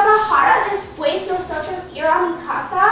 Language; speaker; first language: Spanish; non-native, learner; English